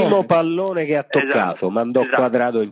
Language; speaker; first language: Italian; native; Italian